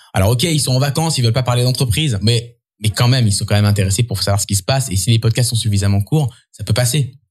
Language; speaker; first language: French; native; French